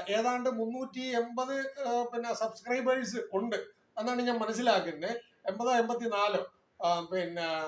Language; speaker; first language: Malayalam; non-native, local second language; Tamil